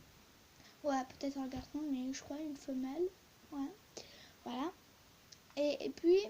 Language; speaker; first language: French; early bilingual, other home language; Turkish